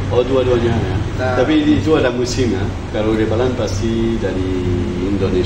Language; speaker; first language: Indonesian; non-native, fluent; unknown